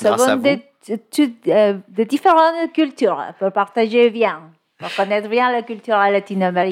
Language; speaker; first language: French; non-native, learner; Spanish